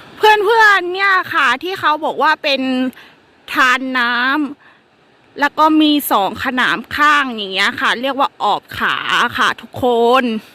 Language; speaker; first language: Thai; native; Thai